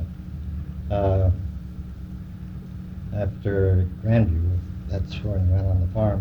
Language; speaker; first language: English; native; English